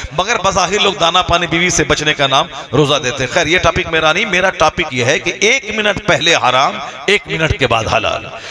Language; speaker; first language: Hindi; native; Hindi